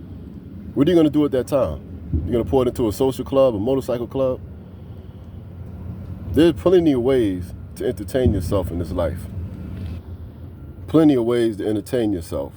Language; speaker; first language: English; native; English